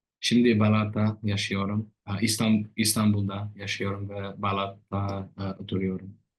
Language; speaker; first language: Turkish; non-native, learner; English